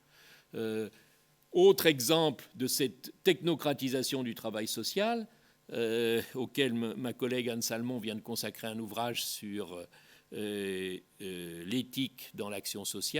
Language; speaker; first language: French; native; French